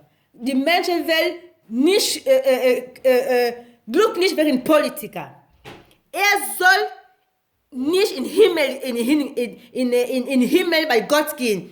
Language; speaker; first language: German; non-native, learner; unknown